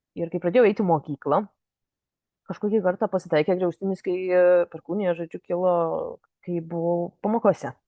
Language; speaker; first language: Lithuanian; native; Lithuanian